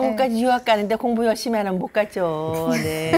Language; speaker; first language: Korean; native; Korean